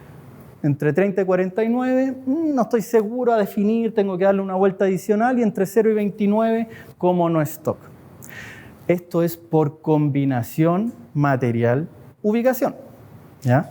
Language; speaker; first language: Spanish; native; Spanish